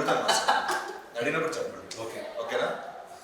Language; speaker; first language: Telugu; native; Telugu